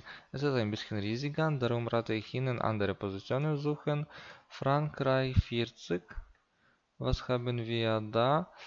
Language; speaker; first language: German; non-native, learner; Russian